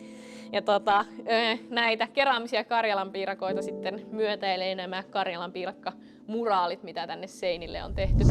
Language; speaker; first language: Finnish; native; Finnish